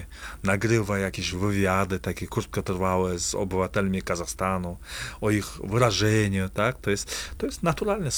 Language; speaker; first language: Polish; non-native, fluent; Kazakh